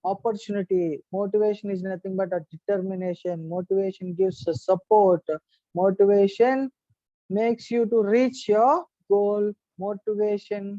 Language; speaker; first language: English; non-native, local second language; Telugu